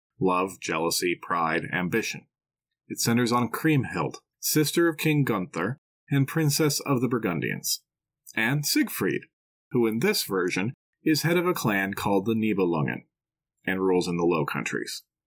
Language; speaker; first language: English; native; English